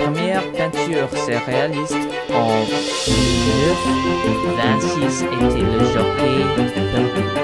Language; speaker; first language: French; non-native, learner; English